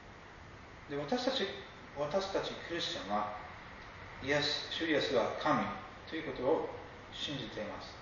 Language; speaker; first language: Japanese; non-native, fluent; English